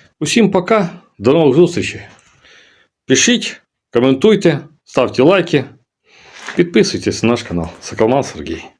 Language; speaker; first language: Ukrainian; non-native, local second language; Russian